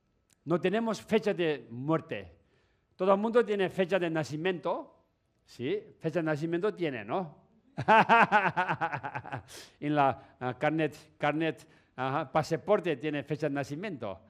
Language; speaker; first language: Spanish; non-native, learner; Tibetan